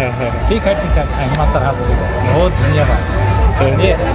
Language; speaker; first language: Hindi; non-native, local second language; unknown